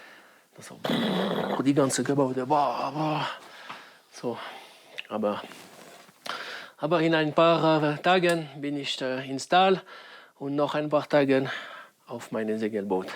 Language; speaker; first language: German; non-native, learner; French